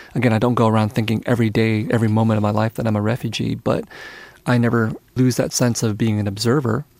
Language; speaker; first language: English; early bilingual, other home language; Vietnamese